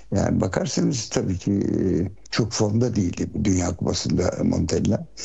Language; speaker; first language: Turkish; early bilingual, heritage; Turkish